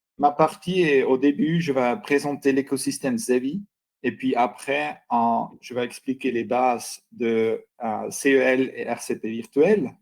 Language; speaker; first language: French; non-native, local second language; German